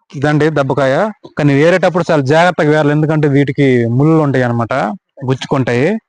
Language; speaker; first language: Telugu; non-native, local second language; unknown